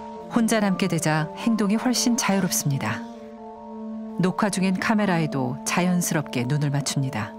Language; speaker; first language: Korean; native; Korean